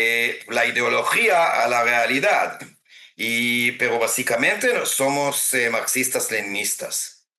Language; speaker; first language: Spanish; non-native, fluent; Hebrew